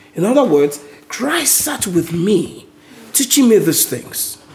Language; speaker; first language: English; non-native, local second language; Yoruba